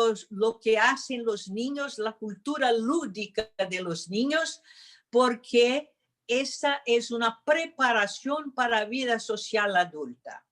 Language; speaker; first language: Spanish; non-native, fluent; Portuguese